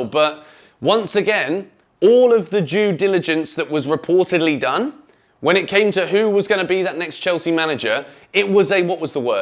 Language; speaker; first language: English; native; English